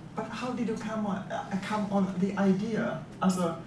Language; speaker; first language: English; non-native, fluent; Swedish